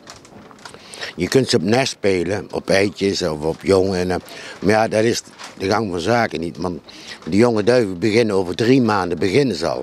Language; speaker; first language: Dutch; native; Dutch